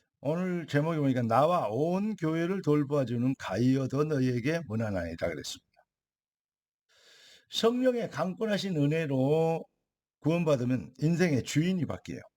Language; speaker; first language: Korean; native; Korean